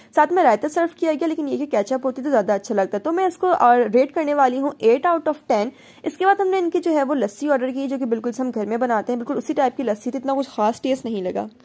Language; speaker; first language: Urdu; native; Urdu